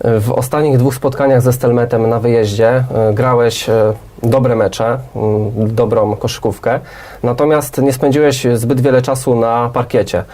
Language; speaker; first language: Polish; native; Polish